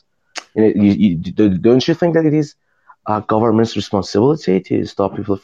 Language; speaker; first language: English; non-native, fluent; Persian